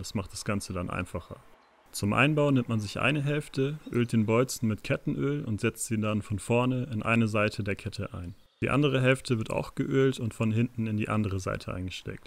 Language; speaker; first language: German; native; German